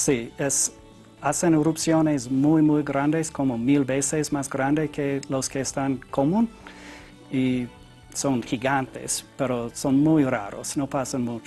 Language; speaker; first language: Spanish; non-native, learner; English